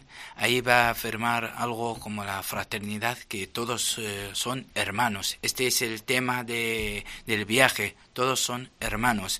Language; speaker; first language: Spanish; non-native, fluent; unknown